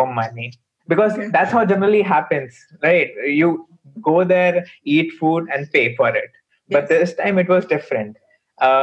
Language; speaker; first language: English; non-native, local second language; Hindi